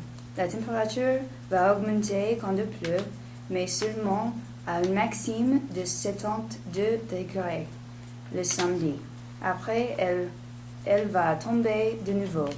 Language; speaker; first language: French; non-native, learner; English